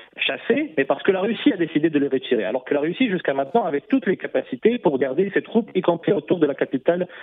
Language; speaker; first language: French; non-native, fluent; Russian